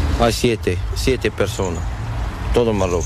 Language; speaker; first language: Spanish; non-native, learner; Arabic